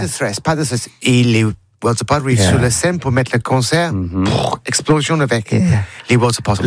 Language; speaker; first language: French; non-native, learner; English